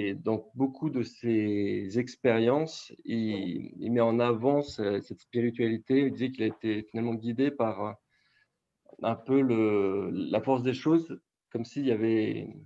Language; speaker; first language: French; native; French